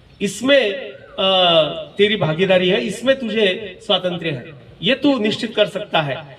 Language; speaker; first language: Hindi; non-native, local second language; Marathi